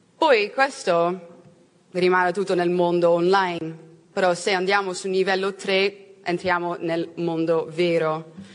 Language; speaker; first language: Italian; non-native, learner; Dutch